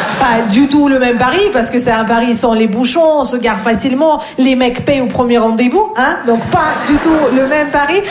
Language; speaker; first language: French; non-native, fluent; Russian